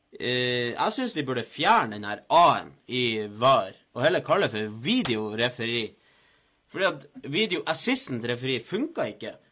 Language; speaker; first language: Norwegian; native; Norwegian